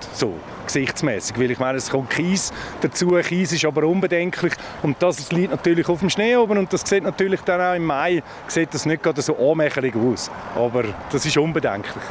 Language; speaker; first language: German; native; German